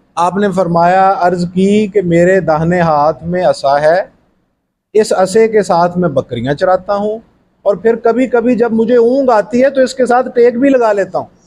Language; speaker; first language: Urdu; non-native, local second language; Punjabi